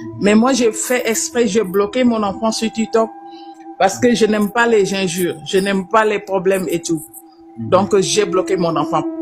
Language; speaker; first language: French; non-native, local second language; Wolof